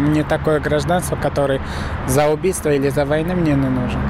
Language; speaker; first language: Russian; non-native, fluent; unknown